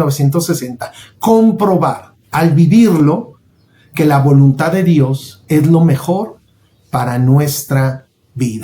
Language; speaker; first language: Spanish; native; Spanish